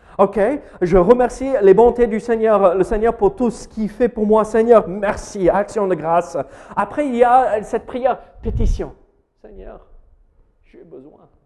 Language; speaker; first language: French; non-native, fluent; English